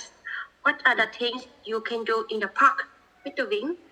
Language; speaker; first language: English; non-native, learner; Vietnamese